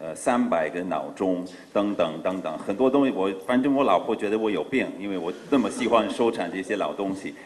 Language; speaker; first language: Chinese; non-native, fluent; English